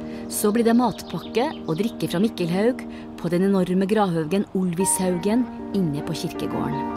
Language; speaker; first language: Norwegian; native; Norwegian